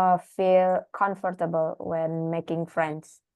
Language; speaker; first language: English; non-native, learner; Indonesian